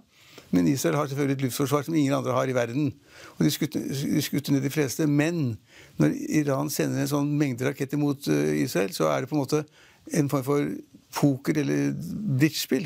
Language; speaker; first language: Norwegian; native; Norwegian